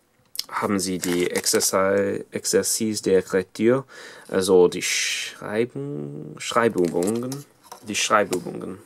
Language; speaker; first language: German; non-native, fluent; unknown